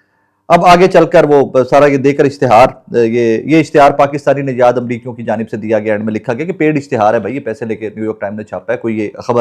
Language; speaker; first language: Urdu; non-native, local second language; Punjabi